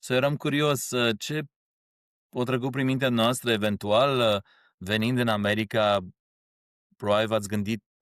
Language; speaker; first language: Romanian; early bilingual, heritage; Romanian